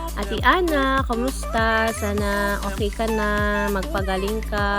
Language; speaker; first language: Filipino; non-native, local second language; Cebuano